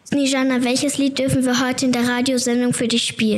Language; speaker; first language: German; native; German